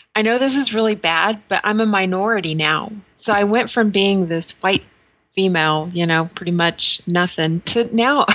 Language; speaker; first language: English; native; English